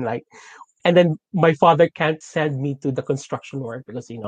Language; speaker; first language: English; non-native, local second language; Filipino